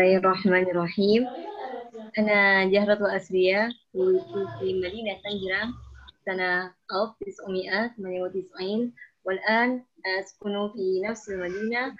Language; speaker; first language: Arabic; non-native, learner; Indonesian